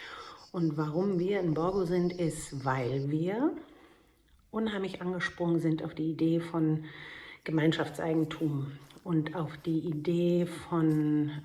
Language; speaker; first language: German; native; German